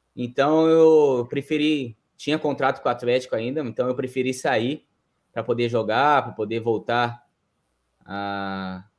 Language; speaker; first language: Portuguese; native; Portuguese